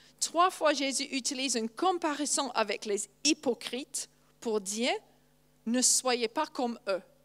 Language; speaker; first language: French; non-native, fluent; English